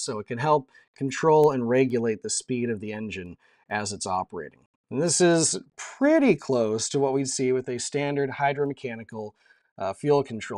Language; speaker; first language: English; native; English